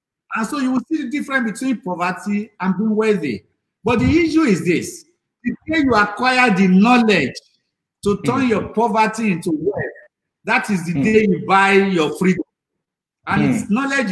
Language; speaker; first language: English; non-native, local second language; Yoruba